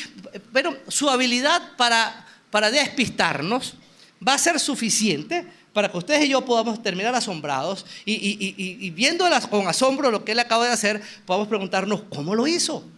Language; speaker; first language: Spanish; native; Spanish